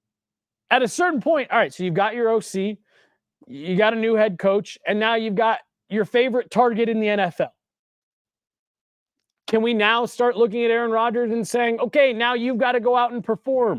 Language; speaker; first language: English; native; English